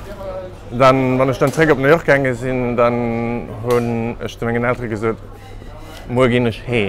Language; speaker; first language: German; non-native, local second language; Luxembourgish